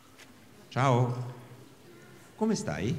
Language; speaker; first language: Italian; native; Italian